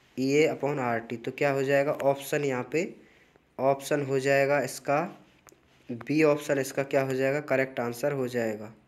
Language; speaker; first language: Hindi; native; Hindi